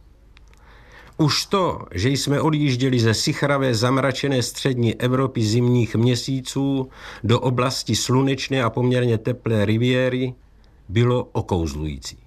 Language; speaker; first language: Czech; native; Czech